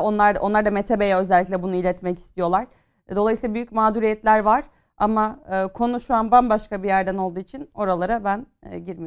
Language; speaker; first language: Turkish; native; Turkish